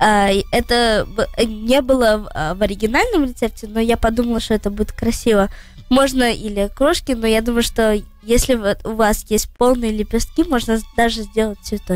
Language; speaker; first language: Russian; early bilingual, heritage; Russian